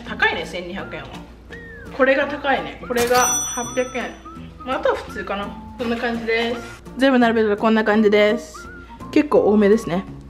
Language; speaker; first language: Japanese; early bilingual, heritage; Japanese